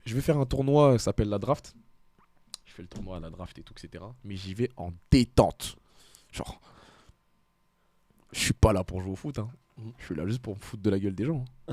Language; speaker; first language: French; native; French